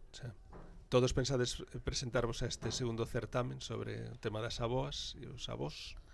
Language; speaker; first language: Galician; native; Galician